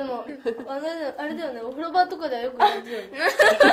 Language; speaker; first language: Japanese; native; Japanese